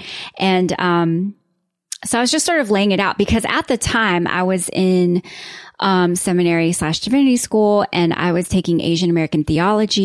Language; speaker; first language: English; native; English